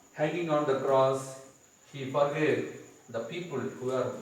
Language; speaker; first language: English; non-native, local second language; Tamil